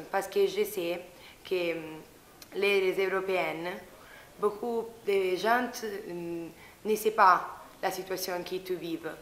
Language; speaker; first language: French; non-native, learner; Spanish